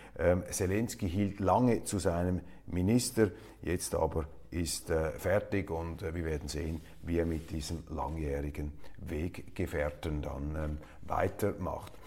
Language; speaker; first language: German; native; German